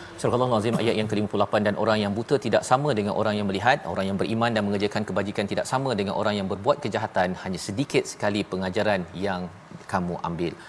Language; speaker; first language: Malay; native; Malay